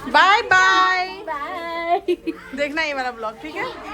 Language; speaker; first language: Hindi; non-native, local second language; Gujarati